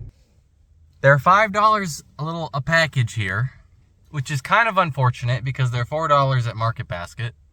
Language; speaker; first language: English; native; English